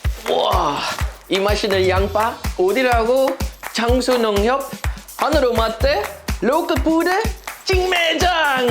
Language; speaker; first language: Korean; non-native, fluent; Dutch